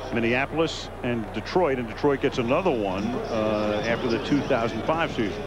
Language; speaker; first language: English; native; English